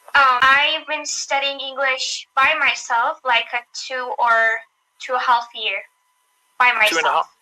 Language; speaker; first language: English; non-native, learner; Turkish